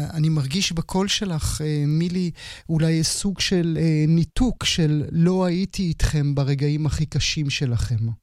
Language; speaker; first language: Hebrew; native; Hebrew